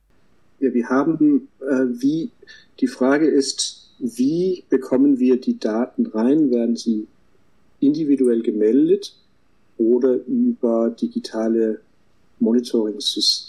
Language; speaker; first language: German; non-native, fluent; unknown